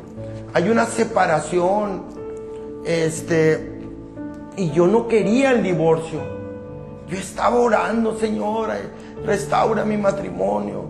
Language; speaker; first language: Spanish; native; Spanish